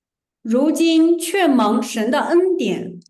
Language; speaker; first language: Chinese; native; Chinese